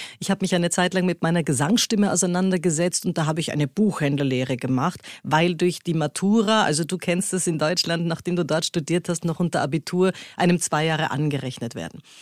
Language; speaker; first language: German; native; German